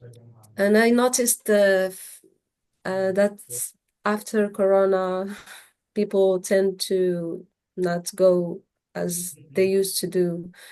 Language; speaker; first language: English; non-native, fluent; Arabic